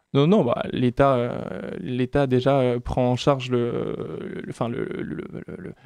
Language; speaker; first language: French; native; French